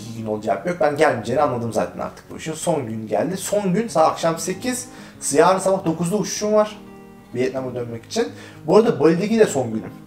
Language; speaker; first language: Turkish; native; Turkish